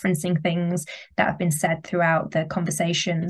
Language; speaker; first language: English; native; English